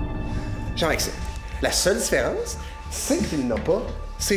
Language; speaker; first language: French; native; French